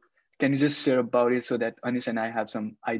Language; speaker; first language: English; non-native, local second language; Nepali